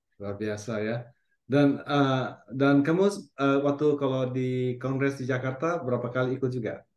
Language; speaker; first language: Indonesian; native; Indonesian